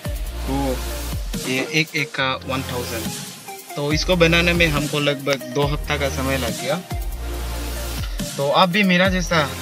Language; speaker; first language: Hindi; non-native, local second language; Adi